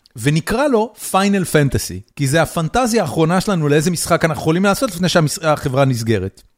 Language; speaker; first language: Hebrew; native; Hebrew